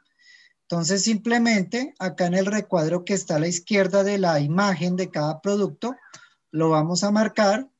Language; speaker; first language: Spanish; native; Spanish